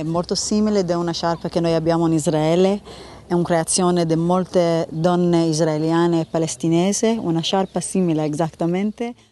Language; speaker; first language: Italian; non-native, learner; Hebrew